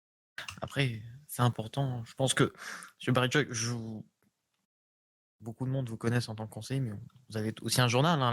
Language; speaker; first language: French; native; French